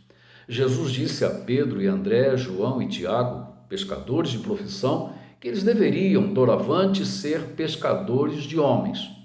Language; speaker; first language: Portuguese; native; Portuguese